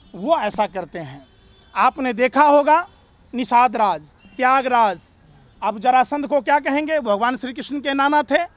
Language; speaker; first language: Hindi; native; Hindi